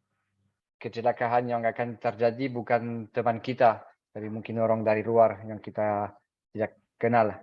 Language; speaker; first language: Indonesian; non-native, fluent; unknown